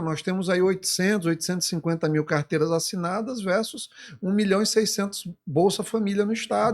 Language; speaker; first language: Portuguese; native; Portuguese